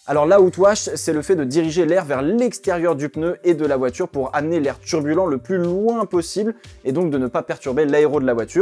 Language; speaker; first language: French; native; French